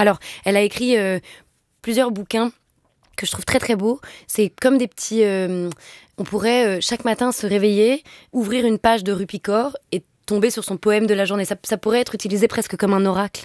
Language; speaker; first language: French; native; French